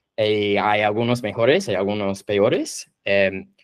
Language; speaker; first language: Spanish; non-native, fluent; English